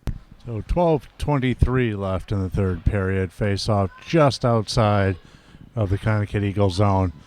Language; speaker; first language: English; native; English